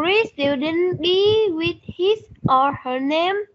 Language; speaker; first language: English; non-native, learner; Vietnamese